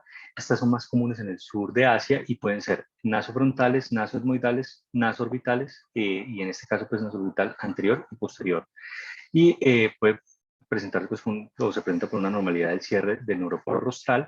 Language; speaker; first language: Spanish; native; Spanish